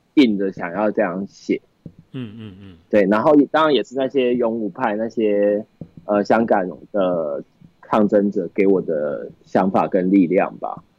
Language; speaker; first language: Chinese; native; Chinese